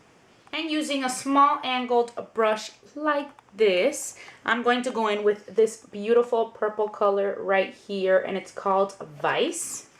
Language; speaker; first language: English; native; English